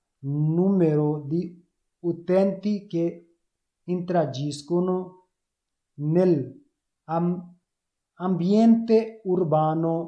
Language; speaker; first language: Italian; non-native, learner; Urdu